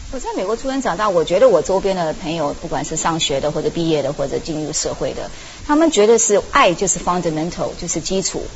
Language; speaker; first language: Chinese; early bilingual, heritage; Chinese